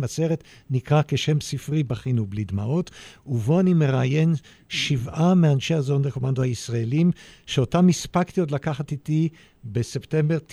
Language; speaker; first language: Hebrew; native; Hebrew